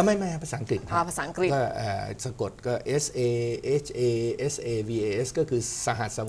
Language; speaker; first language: Thai; native; Thai